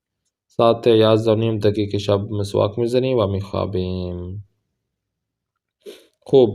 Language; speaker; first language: Persian; non-native, fluent; Urdu